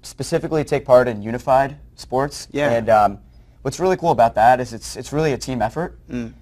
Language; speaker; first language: English; native; English